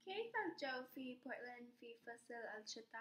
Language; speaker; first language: Arabic; non-native, learner; English